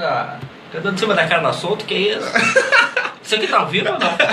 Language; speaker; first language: Portuguese; native; Portuguese